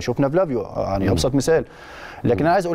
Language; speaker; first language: Arabic; native; Arabic